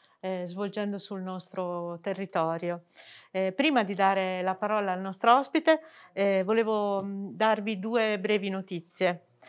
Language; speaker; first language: Italian; native; Italian